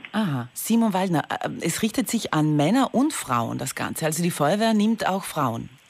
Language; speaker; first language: German; native; German